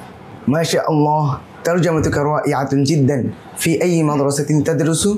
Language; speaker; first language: Arabic; non-native, learner; Bangla